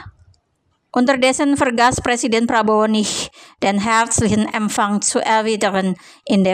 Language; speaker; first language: German; non-native, fluent; Indonesian